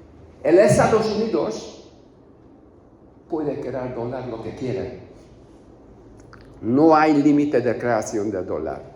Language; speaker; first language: Spanish; non-native, learner; Hungarian